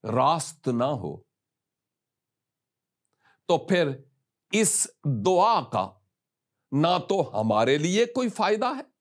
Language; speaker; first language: Urdu; native; Urdu